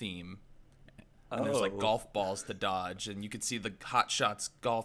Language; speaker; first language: English; native; English